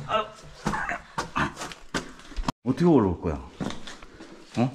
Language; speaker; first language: Korean; native; Korean